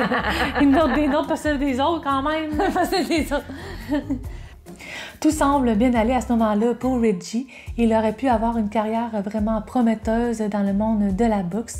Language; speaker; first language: French; native; French